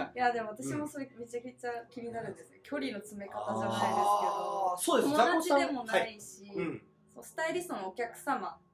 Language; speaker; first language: Japanese; native; Japanese